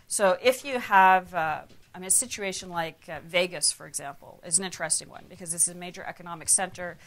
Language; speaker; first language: English; native; English